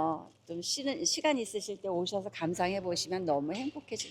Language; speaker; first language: Korean; native; Korean